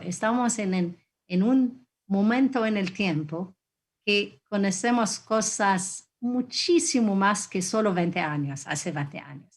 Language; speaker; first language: Spanish; non-native, fluent; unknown